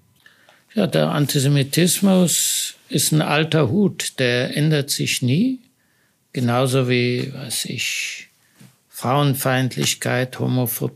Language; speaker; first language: German; early bilingual, other home language; Hebrew